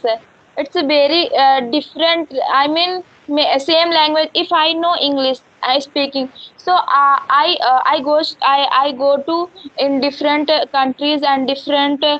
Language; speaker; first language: English; non-native, learner; Hindi